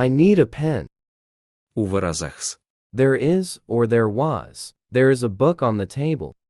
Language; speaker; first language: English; non-native, fluent; Ukrainian